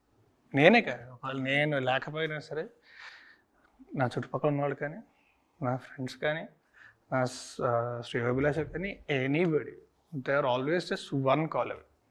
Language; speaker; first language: Telugu; native; Telugu